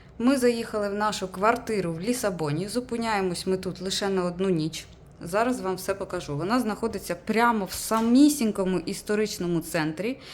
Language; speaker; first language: Ukrainian; non-native, local second language; Russian